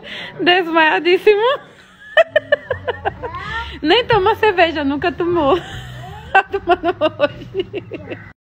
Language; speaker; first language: Portuguese; native; Portuguese